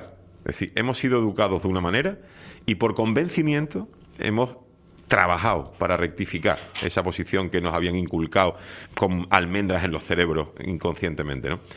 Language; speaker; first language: Spanish; native; Spanish